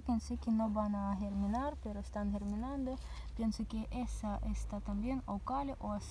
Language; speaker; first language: Spanish; non-native, learner; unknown